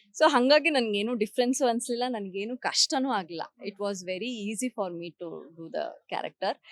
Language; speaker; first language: Kannada; non-native, local second language; Kodava